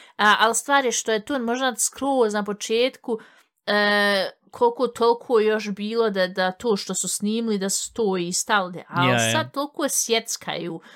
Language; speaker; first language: Bosnian; early bilingual, heritage; Bosnian